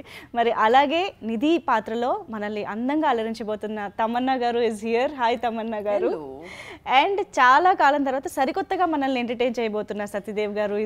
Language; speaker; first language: Telugu; native; Telugu